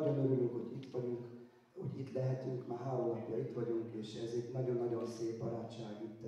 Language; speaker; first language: Hungarian; non-native, learner; German